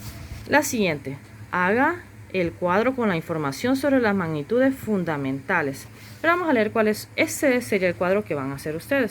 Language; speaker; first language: Spanish; native; Spanish